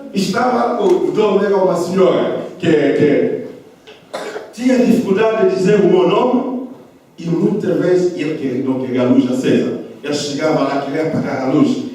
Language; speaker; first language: Portuguese; non-native, fluent; Lingala